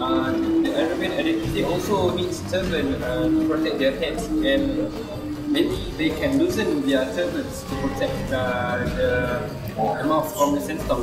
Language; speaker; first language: English; non-native, learner; Malay